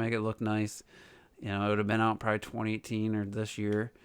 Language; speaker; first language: English; native; English